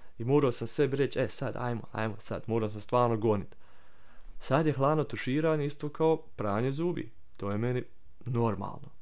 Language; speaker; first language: Serbian; early bilingual, heritage; Croatian